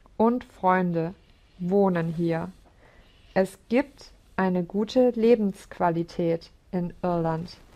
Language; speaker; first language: German; non-native, learner; English